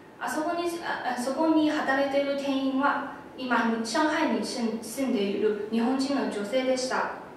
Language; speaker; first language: Japanese; non-native, fluent; Chinese